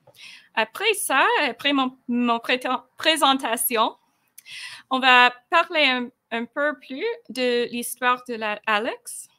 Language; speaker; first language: French; non-native, fluent; English